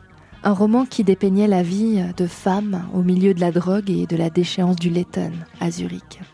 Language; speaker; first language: French; native; French